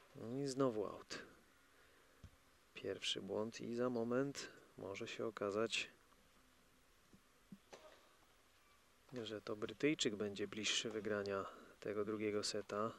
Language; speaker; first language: Polish; native; Polish